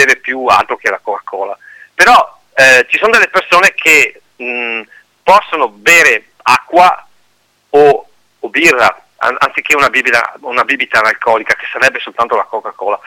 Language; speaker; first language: Italian; native; Italian